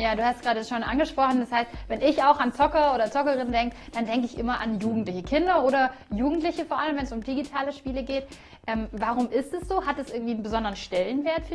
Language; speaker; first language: German; native; German